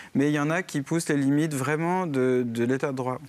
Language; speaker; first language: French; native; French